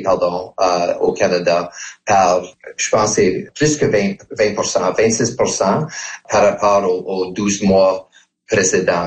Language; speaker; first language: French; non-native, local second language; English